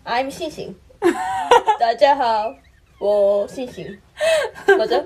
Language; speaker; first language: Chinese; non-native, learner; Korean